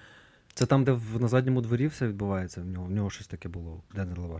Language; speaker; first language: Ukrainian; native; Ukrainian